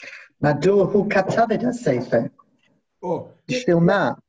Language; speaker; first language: Hebrew; non-native, learner; English